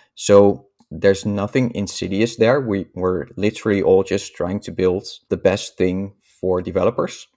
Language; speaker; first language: English; non-native, fluent; Dutch